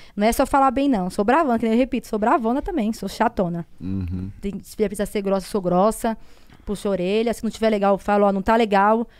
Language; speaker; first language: Portuguese; native; Portuguese